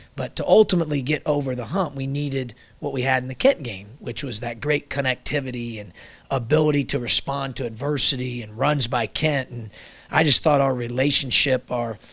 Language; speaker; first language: English; native; English